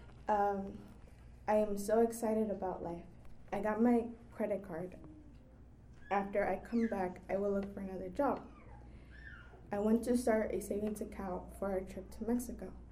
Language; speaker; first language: English; early bilingual, other home language; Spanish